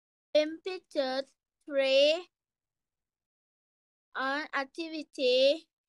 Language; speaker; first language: English; non-native, learner; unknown